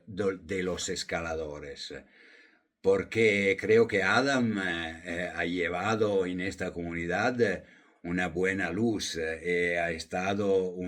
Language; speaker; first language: Spanish; non-native, fluent; Italian